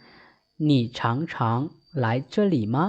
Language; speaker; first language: Chinese; non-native, fluent; Lao